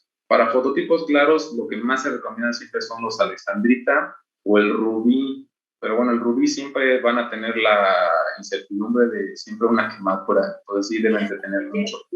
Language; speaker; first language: Spanish; native; Spanish